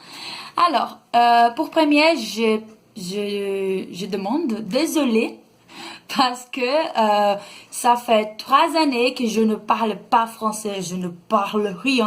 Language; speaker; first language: French; non-native, learner; Portuguese